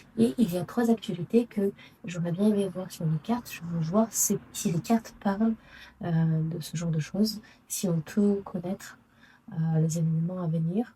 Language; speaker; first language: French; non-native, fluent; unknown